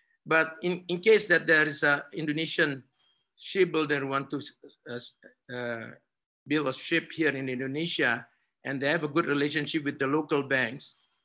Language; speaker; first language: English; non-native, fluent; Indonesian